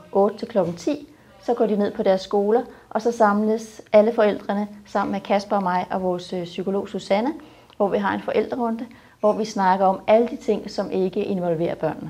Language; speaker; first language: Danish; native; Danish